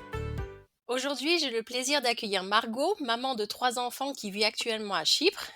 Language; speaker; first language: French; native; French